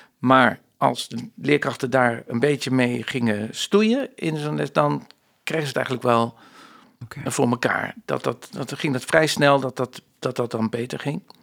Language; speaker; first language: Dutch; native; Dutch